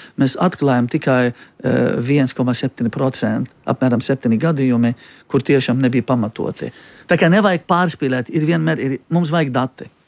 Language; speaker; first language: Latvian; non-native, fluent; Arabic